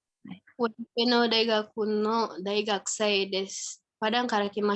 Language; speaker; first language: Japanese; non-native, learner; Indonesian